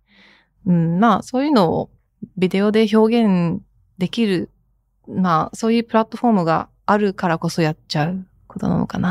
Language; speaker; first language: Japanese; early bilingual, heritage; Japanese